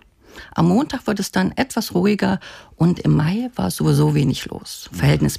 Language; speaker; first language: German; native; German